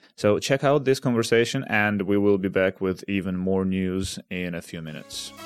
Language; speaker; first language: English; non-native, fluent; Ukrainian